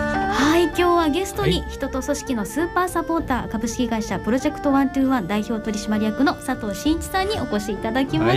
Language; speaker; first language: Japanese; native; Japanese